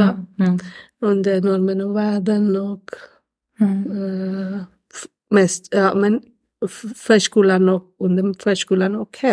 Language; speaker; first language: Swedish; non-native, learner; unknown